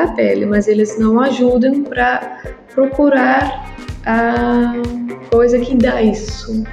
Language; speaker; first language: Portuguese; non-native, learner; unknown